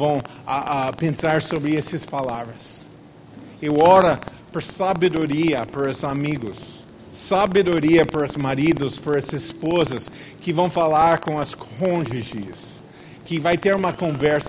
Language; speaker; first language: Portuguese; non-native, fluent; English